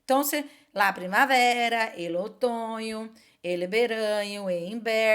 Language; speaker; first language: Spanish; non-native, learner; Portuguese